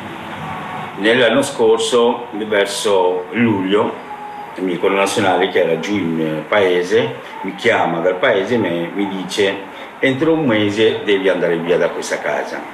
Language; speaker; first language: Italian; non-native, fluent; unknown